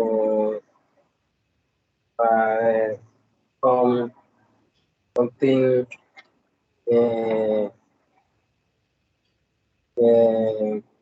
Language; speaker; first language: English; non-native, learner; Spanish